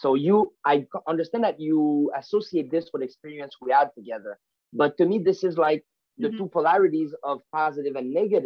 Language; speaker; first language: English; non-native, fluent; French